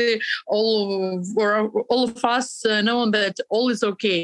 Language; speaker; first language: English; non-native, learner; Ukrainian